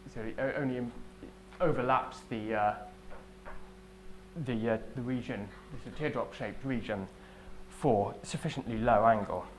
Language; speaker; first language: English; native; English